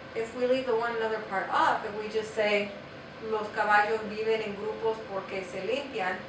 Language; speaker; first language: English; native; English